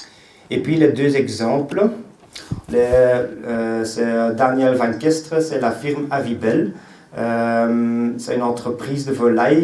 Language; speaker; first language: French; non-native, local second language; Dutch